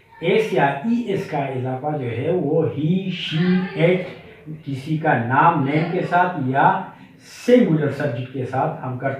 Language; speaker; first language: Urdu; native; Urdu